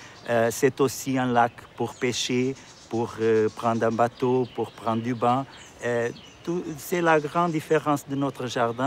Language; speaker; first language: French; non-native, fluent; Portuguese